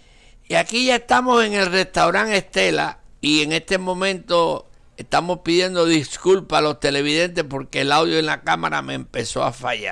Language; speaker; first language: Spanish; native; Spanish